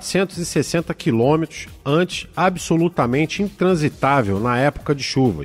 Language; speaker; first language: Portuguese; native; Portuguese